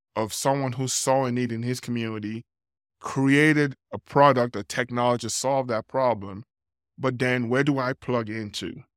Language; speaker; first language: English; non-native, local second language; Yoruba